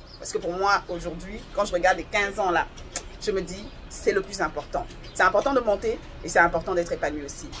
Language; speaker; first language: French; non-native, local second language; Lingala